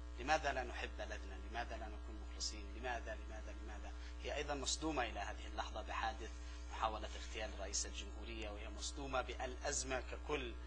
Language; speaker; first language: Arabic; native; Arabic